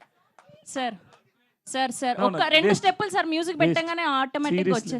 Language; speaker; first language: Telugu; native; Telugu